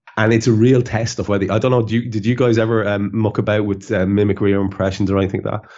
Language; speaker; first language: English; native; English